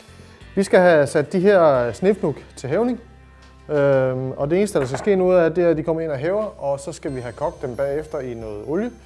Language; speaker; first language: Danish; native; Danish